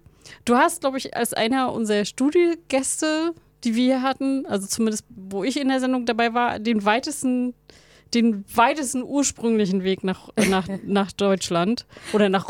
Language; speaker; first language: German; native; German